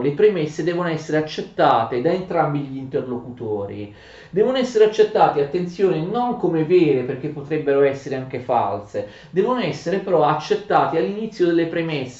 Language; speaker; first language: Italian; native; Italian